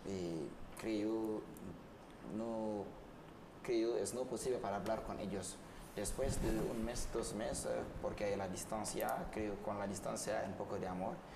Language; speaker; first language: Spanish; non-native, learner; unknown